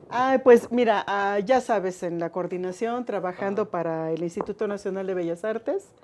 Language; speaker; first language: Spanish; native; Spanish